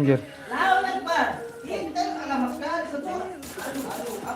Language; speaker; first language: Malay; non-native, local second language; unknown